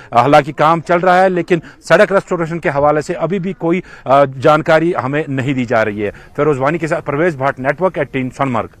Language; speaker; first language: Hindi; non-native, local second language; Kashmiri